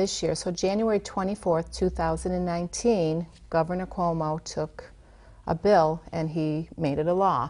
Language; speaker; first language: English; native; English